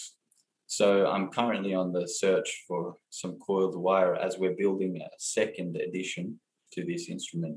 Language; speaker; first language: English; native; English